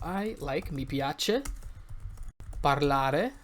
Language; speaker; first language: Italian; non-native, learner; English